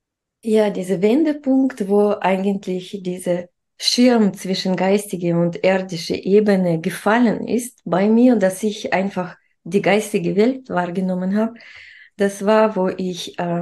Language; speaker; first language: German; non-native, fluent; Russian